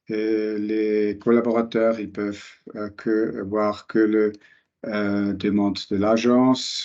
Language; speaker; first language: French; non-native, local second language; German